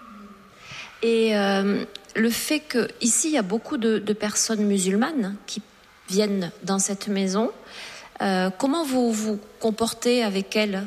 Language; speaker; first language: French; native; French